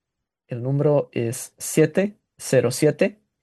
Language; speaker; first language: Spanish; non-native, learner; English